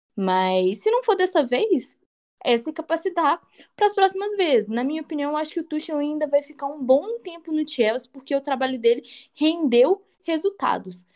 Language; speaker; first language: Portuguese; native; Portuguese